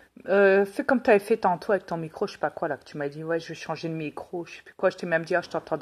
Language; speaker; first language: French; native; French